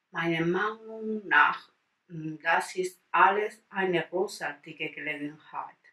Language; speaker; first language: German; non-native, learner; Spanish